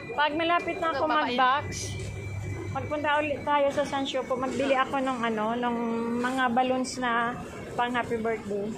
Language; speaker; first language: Filipino; non-native, local second language; Bikol